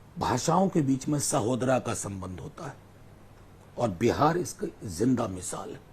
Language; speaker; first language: Hindi; non-native, local second language; Maithili